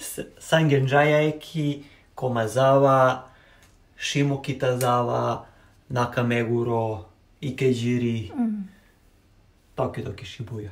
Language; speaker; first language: Japanese; non-native, learner; Serbian